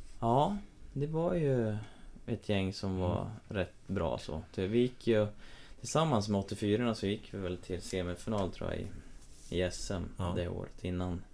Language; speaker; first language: Swedish; native; Swedish